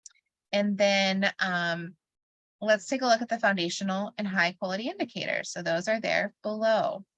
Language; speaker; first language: English; native; English